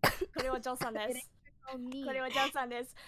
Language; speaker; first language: Japanese; non-native, learner; English